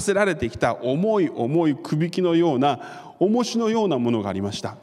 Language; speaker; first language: Japanese; non-native, fluent; Korean